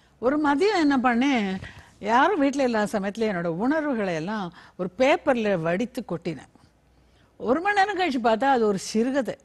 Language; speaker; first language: Tamil; native; Tamil